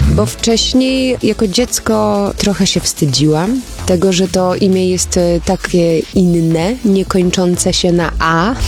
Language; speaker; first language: Polish; early bilingual, heritage; Polish